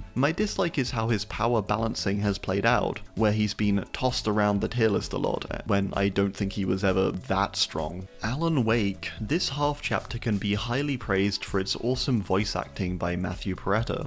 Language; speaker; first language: English; native; English